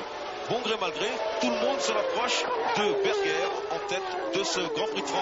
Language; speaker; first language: French; native; French